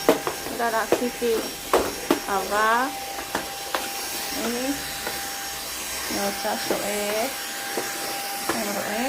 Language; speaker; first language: Hebrew; non-native, learner; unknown